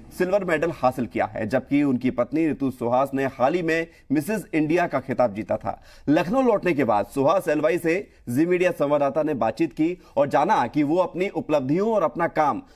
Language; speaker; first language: Hindi; native; Hindi